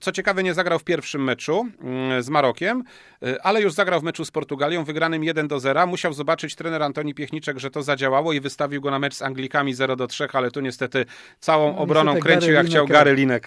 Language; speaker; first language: Polish; native; Polish